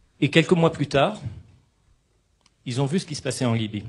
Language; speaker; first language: French; non-native, local second language; Arabic